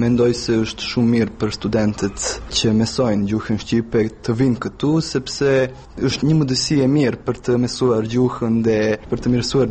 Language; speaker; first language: Albanian; non-native, learner; Serbian